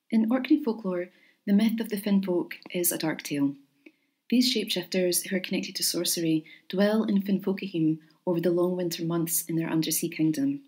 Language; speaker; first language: English; native; English